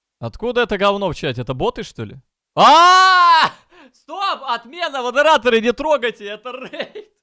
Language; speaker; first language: Russian; native; Russian